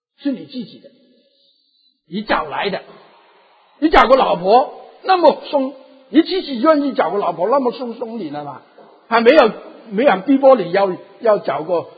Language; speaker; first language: Chinese; non-native, local second language; Cantonese